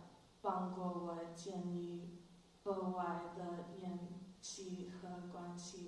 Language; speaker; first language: Chinese; non-native, fluent; English